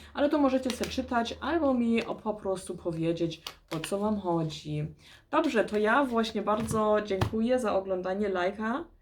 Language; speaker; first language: Polish; early bilingual, heritage; Polish